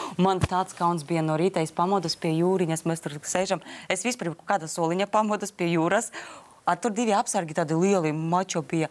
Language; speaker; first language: Latvian; non-native, local second language; Russian